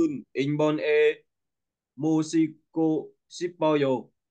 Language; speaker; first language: Korean; non-native, learner; Vietnamese